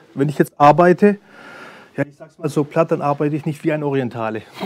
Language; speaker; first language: German; early bilingual, other home language; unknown